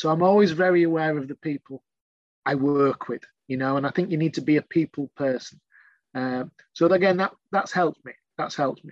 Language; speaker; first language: English; native; English